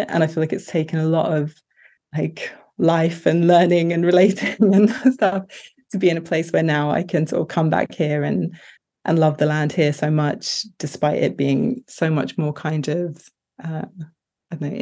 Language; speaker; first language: English; native; English